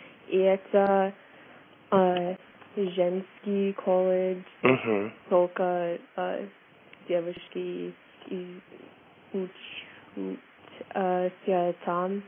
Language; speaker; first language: Russian; non-native, learner; English